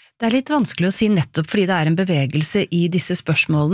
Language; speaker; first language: Norwegian; native; Norwegian